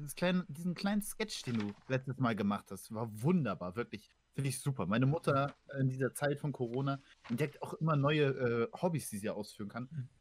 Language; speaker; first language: German; native; German